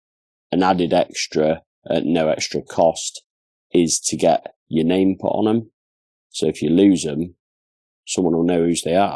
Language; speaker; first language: English; native; English